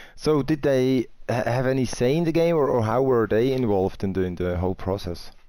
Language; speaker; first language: English; non-native, fluent; German